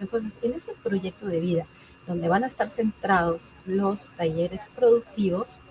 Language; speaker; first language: Spanish; native; Spanish